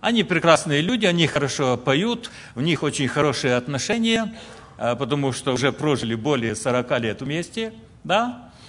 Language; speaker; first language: Russian; early bilingual, other home language; Ukrainian